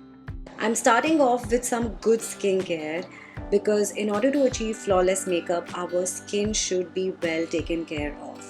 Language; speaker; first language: English; non-native, local second language; Hindi